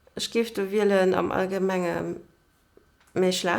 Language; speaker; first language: German; non-native, local second language; Luxembourgish